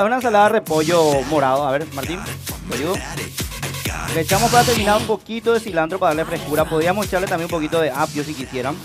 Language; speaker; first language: Spanish; native; Spanish